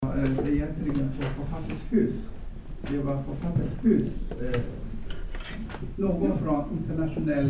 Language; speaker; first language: Swedish; non-native, fluent; Chinese